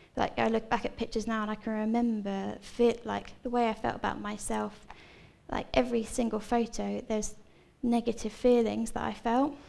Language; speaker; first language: English; native; English